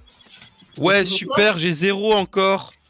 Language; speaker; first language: French; native; French